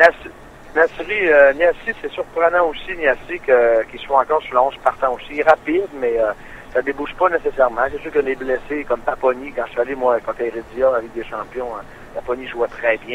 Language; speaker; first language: French; native; French